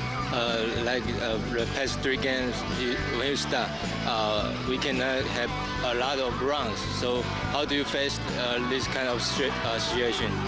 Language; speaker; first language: English; non-native, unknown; Chinese